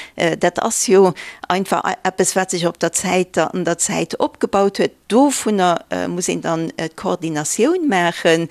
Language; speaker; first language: Luxembourgish; native; Luxembourgish